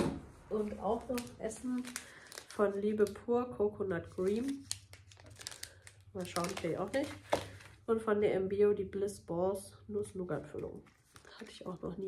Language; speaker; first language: German; native; German